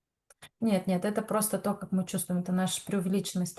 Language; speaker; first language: Russian; native; Russian